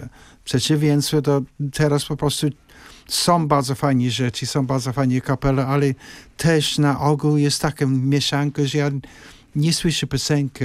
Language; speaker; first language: Polish; non-native, fluent; English